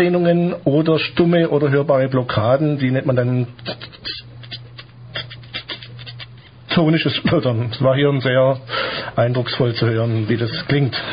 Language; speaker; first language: German; native; German